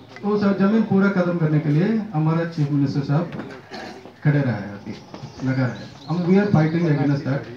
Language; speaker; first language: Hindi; non-native, local second language; Telugu